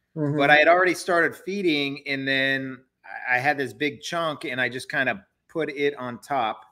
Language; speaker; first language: English; native; English